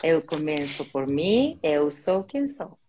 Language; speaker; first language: Portuguese; non-native, learner; Spanish